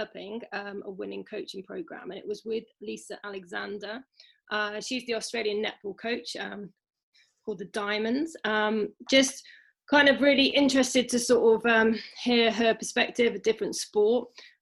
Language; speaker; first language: English; native; English